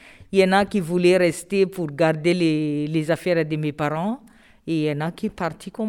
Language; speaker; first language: French; non-native, local second language; Malagasy